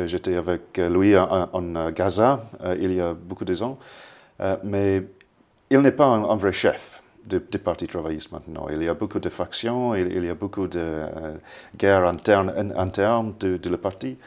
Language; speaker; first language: French; non-native, fluent; English